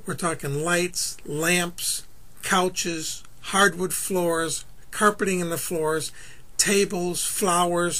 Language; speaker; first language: English; native; English